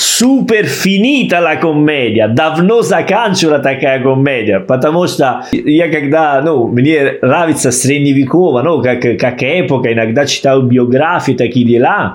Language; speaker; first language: Russian; non-native, fluent; Italian